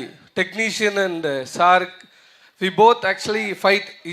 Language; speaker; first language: Telugu; non-native, learner; Tamil